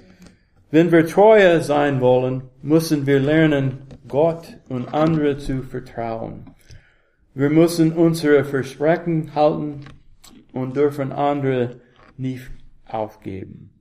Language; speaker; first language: German; non-native, learner; English